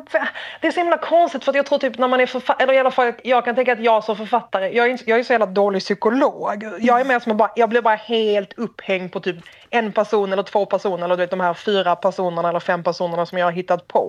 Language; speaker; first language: Swedish; native; Swedish